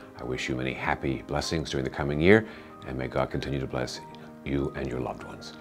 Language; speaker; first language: English; early bilingual, other home language; Spanish